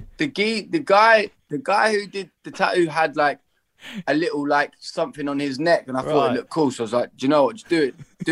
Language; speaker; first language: English; native; English